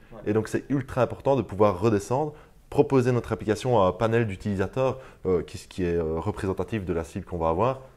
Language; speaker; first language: French; native; French